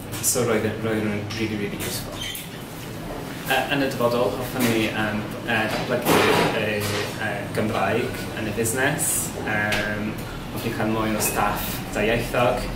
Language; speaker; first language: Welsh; non-native, learner; English